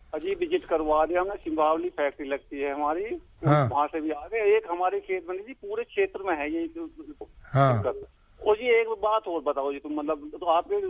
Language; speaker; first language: Hindi; native; Hindi